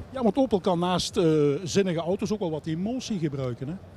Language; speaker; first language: Dutch; native; Dutch